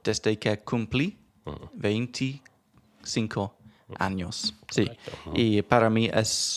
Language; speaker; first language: Spanish; non-native, learner; English